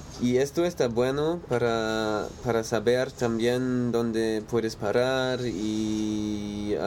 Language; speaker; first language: Spanish; non-native, learner; German